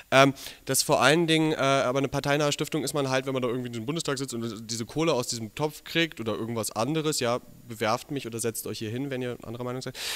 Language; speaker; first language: German; native; German